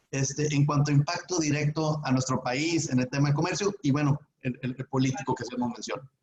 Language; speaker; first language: Spanish; native; Spanish